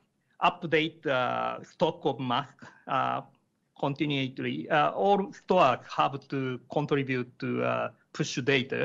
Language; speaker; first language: English; non-native, learner; Japanese